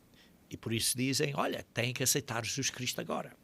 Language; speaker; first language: Portuguese; native; Portuguese